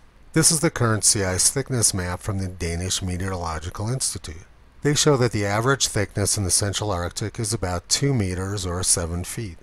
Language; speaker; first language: English; native; English